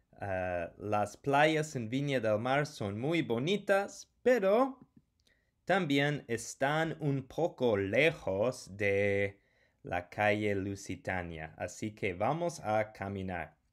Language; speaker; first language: Spanish; non-native, fluent; English